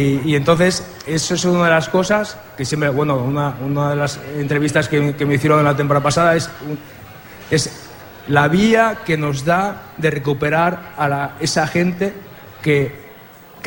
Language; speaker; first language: Spanish; native; Spanish